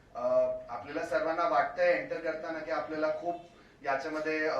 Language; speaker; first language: Marathi; non-native, local second language; Hindi